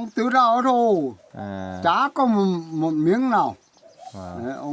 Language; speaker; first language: Vietnamese; native; Vietnamese